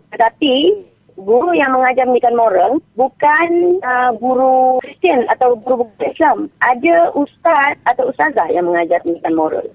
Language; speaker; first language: Malay; non-native, local second language; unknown